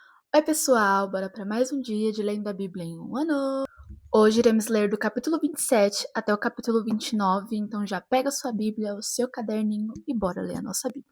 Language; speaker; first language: Portuguese; native; Portuguese